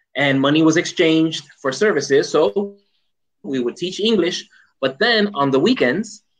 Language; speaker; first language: English; native; English